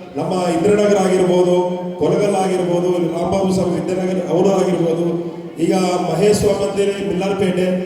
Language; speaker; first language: Kannada; non-native, local second language; Telugu